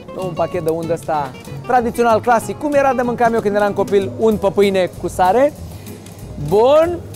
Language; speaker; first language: Romanian; native; Romanian